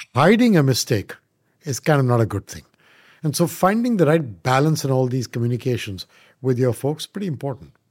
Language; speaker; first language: English; non-native, local second language; Punjabi